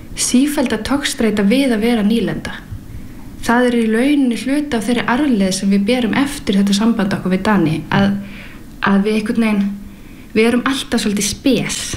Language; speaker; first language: Icelandic; early bilingual, heritage; Icelandic